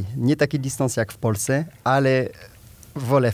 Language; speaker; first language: Polish; non-native, learner; French